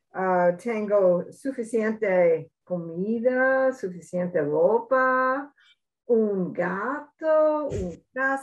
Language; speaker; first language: Spanish; non-native, learner; English